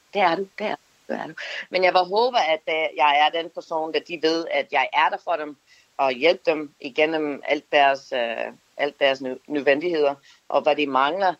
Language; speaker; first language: Danish; non-native, fluent; English